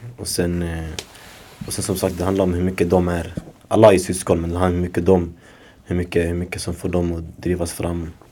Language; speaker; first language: Swedish; early bilingual, other home language; Somali